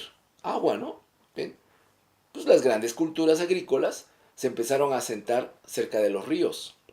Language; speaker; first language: Spanish; native; Spanish